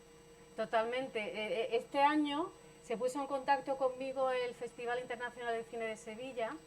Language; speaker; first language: Spanish; native; Spanish